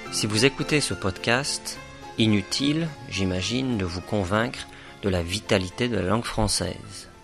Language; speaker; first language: French; native; French